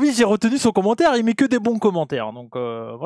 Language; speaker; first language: French; native; French